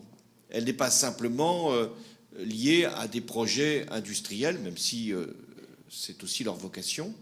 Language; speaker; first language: French; native; French